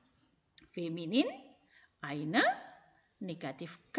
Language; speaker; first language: German; non-native, fluent; Indonesian